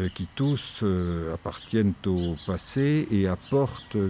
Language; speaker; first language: French; native; French